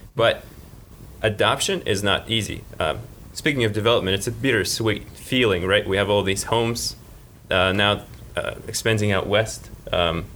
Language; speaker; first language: English; early bilingual, other home language; Russian